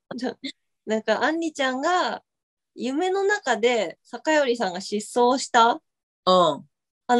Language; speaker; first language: Japanese; native; Japanese